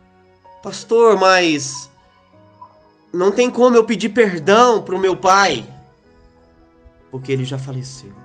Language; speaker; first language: Portuguese; native; Portuguese